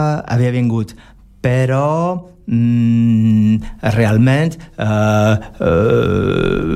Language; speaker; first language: Catalan; non-native, learner; French